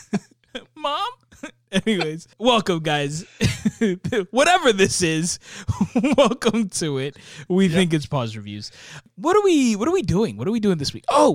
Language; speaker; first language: English; native; English